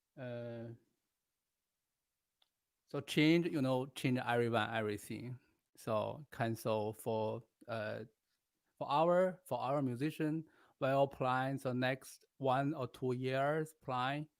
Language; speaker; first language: English; non-native, learner; Chinese